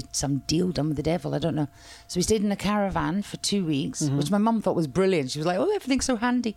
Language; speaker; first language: English; native; English